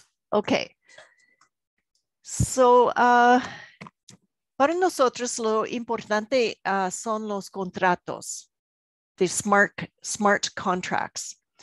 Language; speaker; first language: Spanish; non-native, learner; English